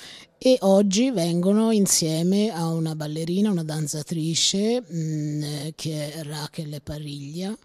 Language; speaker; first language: Italian; native; Italian